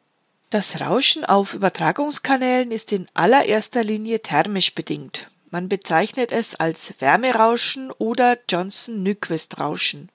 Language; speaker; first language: German; native; German